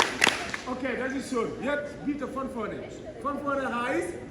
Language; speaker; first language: German; non-native, learner; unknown